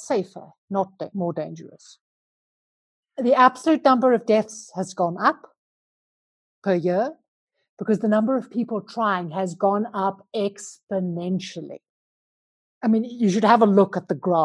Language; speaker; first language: English; native; English